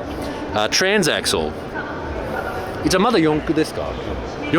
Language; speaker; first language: Japanese; non-native, fluent; English